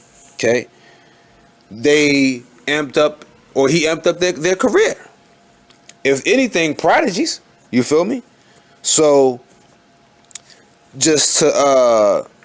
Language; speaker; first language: English; native; English